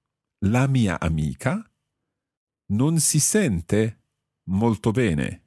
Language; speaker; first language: Italian; non-native, fluent; English